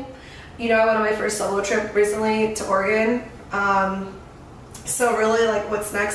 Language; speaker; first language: English; native; English